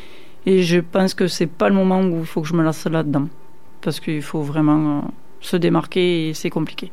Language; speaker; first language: French; native; French